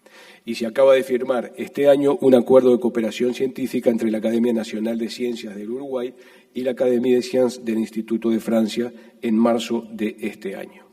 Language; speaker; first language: Spanish; native; Spanish